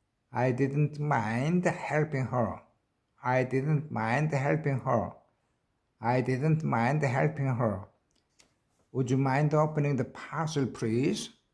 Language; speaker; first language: English; non-native, learner; Korean